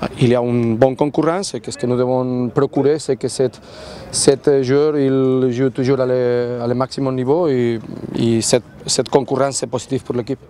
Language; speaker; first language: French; non-native, learner; Catalan